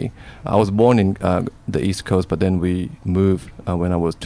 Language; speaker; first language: English; non-native, local second language; Cantonese